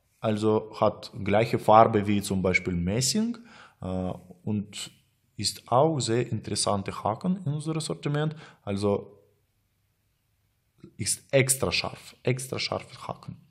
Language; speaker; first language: German; non-native, learner; Russian